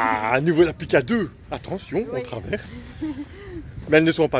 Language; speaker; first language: French; native; French